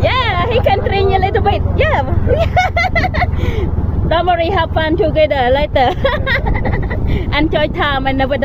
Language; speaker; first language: English; non-native, learner; Khmer